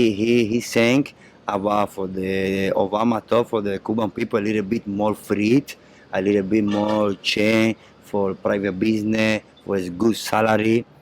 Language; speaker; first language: English; non-native, learner; Spanish